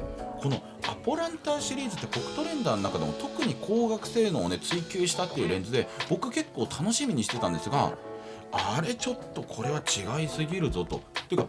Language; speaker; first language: Japanese; native; Japanese